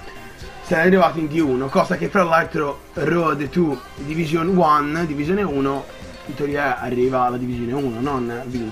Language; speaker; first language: Italian; native; Italian